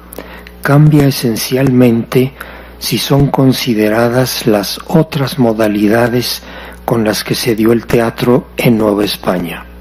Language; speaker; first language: Spanish; native; Spanish